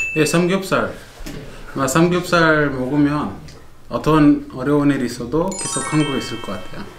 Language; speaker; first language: Korean; non-native, fluent; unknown